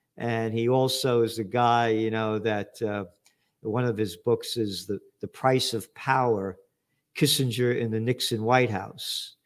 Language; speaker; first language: English; native; English